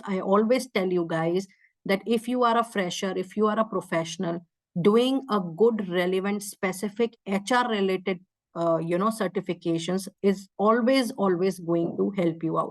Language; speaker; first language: English; non-native, local second language; Hindi